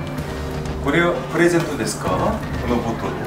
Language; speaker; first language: Japanese; non-native, learner; Korean